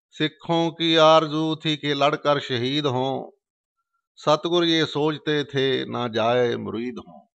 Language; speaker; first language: Urdu; non-native, local second language; Punjabi